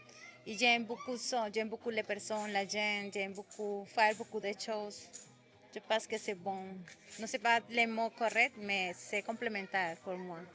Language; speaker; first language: French; non-native, learner; Spanish